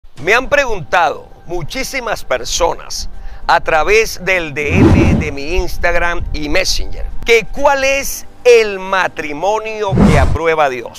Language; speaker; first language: Spanish; native; Spanish